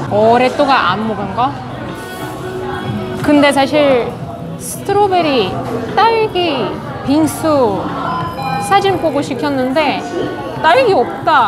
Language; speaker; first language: Korean; non-native, fluent; Russian